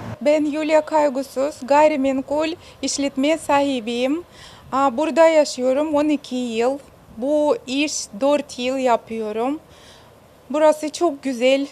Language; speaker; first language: Turkish; non-native, fluent; Russian